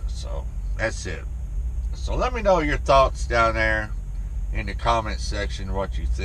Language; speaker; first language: English; native; English